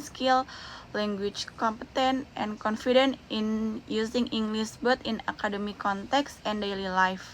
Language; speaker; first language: English; non-native, learner; Indonesian